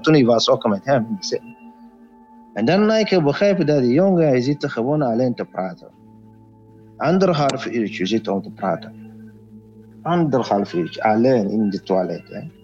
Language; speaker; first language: Dutch; non-native, fluent; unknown